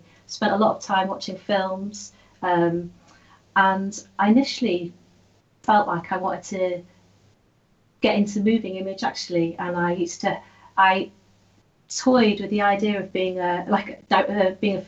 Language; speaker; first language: English; native; English